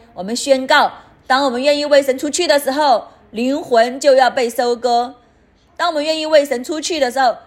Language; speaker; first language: Chinese; non-native, fluent; Cantonese